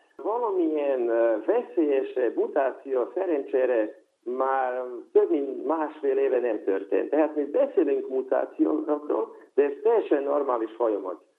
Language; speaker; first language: Hungarian; non-native, local second language; Serbian